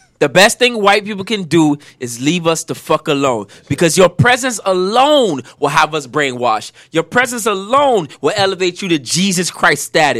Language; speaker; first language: English; native; English